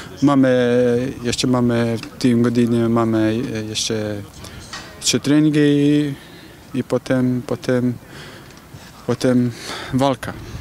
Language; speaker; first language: Polish; non-native, learner; Slovenian